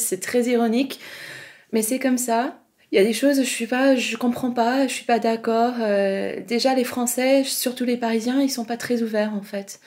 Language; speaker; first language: French; non-native, fluent; English